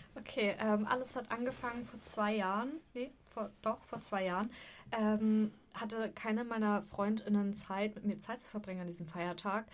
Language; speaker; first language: German; native; German